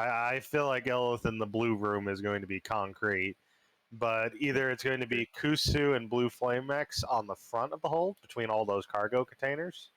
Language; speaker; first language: English; native; English